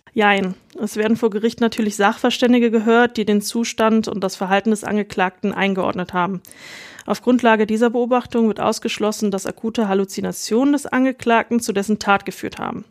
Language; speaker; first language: German; native; German